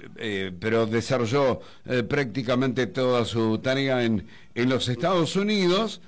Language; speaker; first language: Spanish; native; Spanish